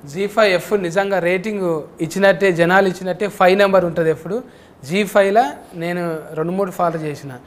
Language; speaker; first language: Telugu; native; Telugu